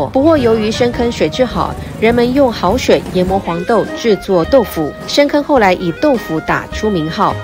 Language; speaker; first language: Chinese; native; Chinese